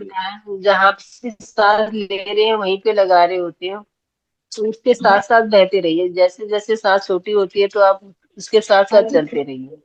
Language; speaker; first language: Hindi; native; Hindi